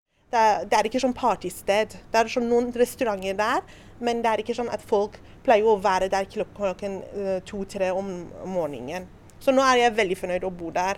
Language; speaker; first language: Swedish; non-native, fluent; Persian